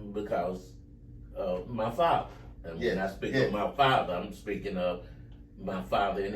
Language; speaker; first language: English; native; English